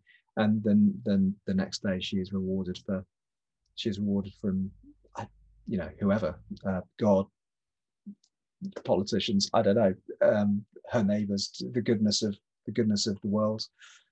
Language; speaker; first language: English; native; English